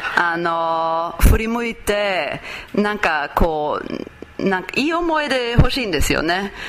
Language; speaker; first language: Japanese; non-native, fluent; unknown